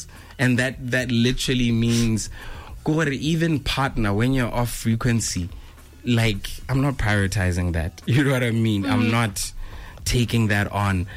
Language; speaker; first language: English; non-native, local second language; Tswana